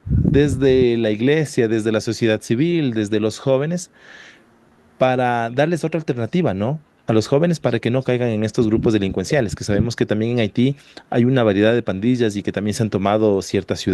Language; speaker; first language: Spanish; native; Spanish